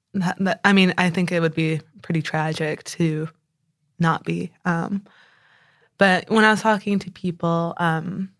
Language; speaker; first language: English; native; English